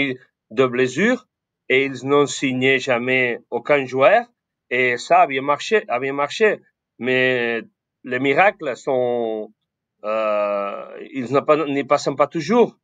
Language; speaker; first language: French; non-native, fluent; Spanish